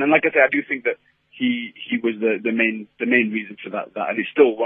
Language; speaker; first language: English; native; English